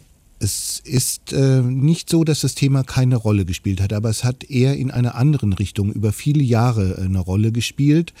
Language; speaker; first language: German; native; German